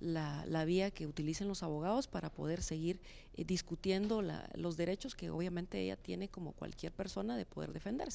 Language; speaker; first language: Spanish; native; Spanish